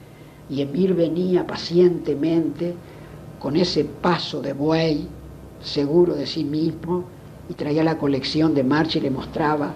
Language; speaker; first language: Spanish; native; Spanish